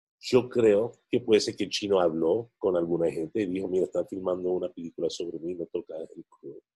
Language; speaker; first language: Spanish; non-native, fluent; English